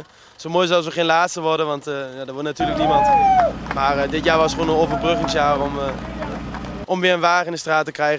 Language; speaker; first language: Dutch; native; Dutch